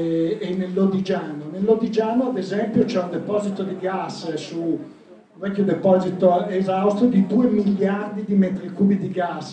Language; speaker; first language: Italian; native; Italian